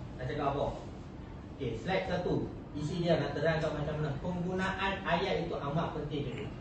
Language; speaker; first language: Malay; non-native, local second language; Tamil